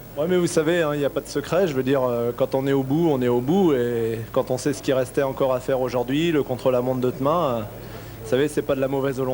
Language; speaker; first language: French; native; French